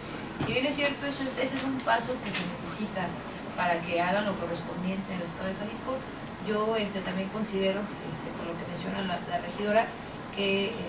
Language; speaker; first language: Spanish; native; Spanish